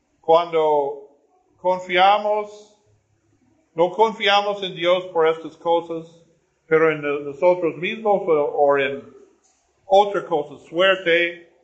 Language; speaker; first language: Spanish; non-native, learner; English